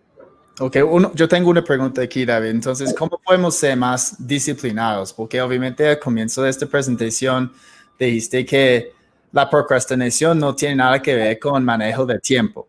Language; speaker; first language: Spanish; non-native, fluent; English